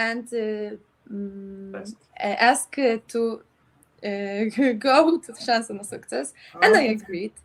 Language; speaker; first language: English; non-native, learner; Polish